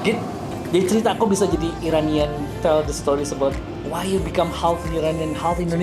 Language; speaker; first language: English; non-native, learner; Indonesian